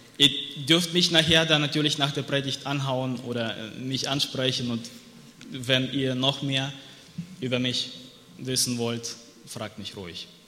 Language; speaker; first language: German; non-native, fluent; Russian